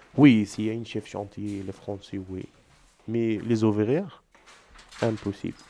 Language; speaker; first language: French; non-native, learner; Arabic